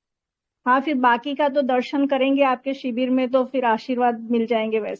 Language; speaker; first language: Hindi; native; Hindi